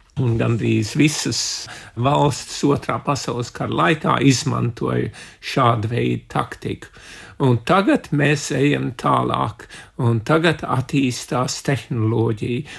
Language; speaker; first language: Latvian; early bilingual, heritage; Latvian